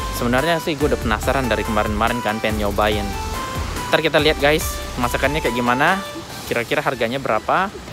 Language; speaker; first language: Indonesian; native; Indonesian